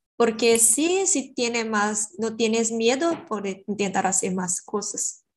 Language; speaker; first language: Spanish; non-native, learner; Portuguese